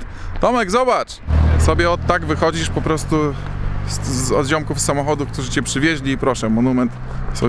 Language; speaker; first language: Polish; native; Polish